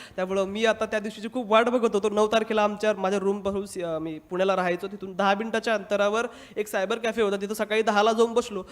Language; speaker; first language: Marathi; non-native, local second language; Hindi